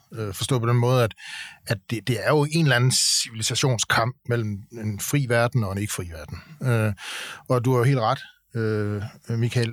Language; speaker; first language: Danish; native; Danish